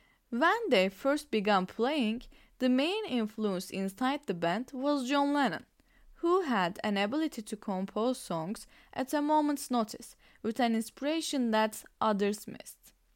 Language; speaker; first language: English; non-native, fluent; Turkish